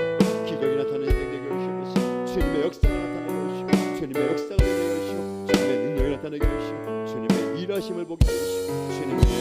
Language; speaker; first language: Korean; native; Korean